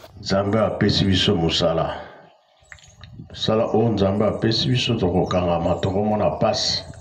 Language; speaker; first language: Lingala; non-native, local second language; Kongo